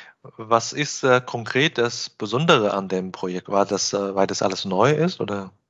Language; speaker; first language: German; non-native, fluent; Chinese